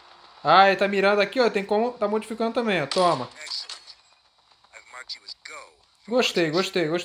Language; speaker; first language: Portuguese; native; Portuguese